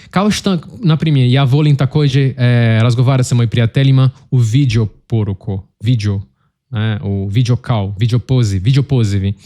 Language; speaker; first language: Bosnian; non-native, learner; Portuguese